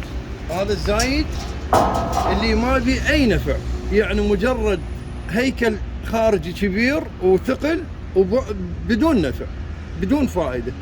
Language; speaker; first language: Arabic; native; Arabic